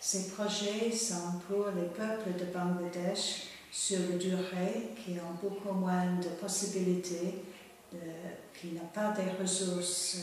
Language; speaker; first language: French; non-native, fluent; Bangla